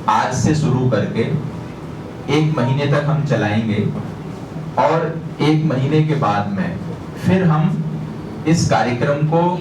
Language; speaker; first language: Hindi; native; Hindi